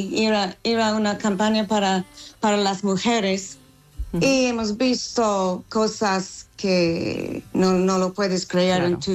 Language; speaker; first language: Spanish; non-native, fluent; English